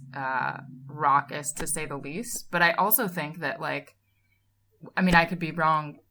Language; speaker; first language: English; native; English